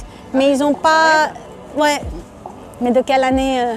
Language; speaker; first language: French; non-native, fluent; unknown